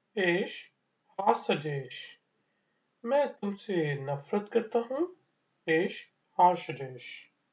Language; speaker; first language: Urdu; native; Urdu